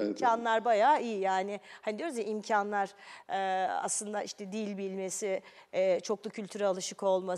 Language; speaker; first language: Turkish; native; Turkish